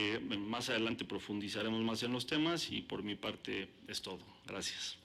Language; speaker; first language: Spanish; native; Spanish